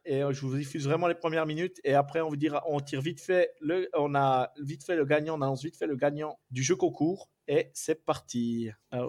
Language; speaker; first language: French; native; French